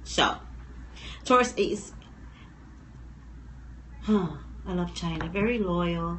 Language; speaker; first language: English; native; English